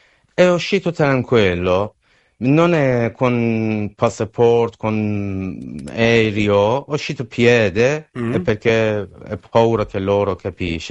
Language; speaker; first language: Italian; non-native, learner; Persian